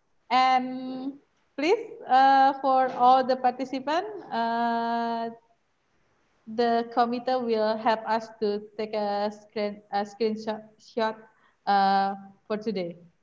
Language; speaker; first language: English; non-native, fluent; Indonesian